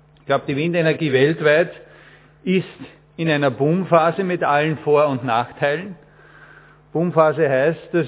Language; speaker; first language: German; native; German